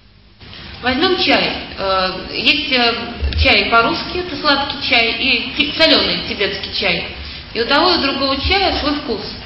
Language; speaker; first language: Russian; native; Russian